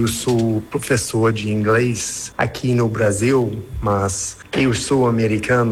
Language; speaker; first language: Portuguese; non-native, fluent; English